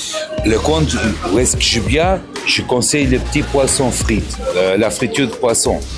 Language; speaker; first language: French; early bilingual, other home language; Portuguese